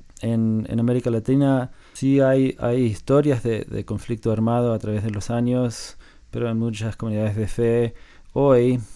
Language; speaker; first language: Spanish; non-native, fluent; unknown